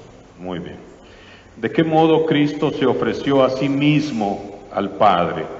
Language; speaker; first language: Spanish; native; Spanish